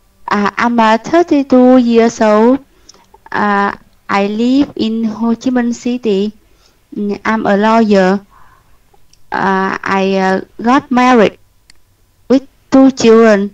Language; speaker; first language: English; non-native, learner; Vietnamese